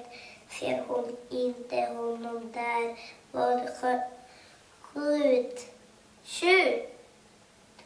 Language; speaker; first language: Swedish; early bilingual, other home language; Kurdish